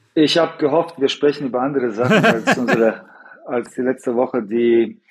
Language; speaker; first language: German; early bilingual, other home language; Bosnian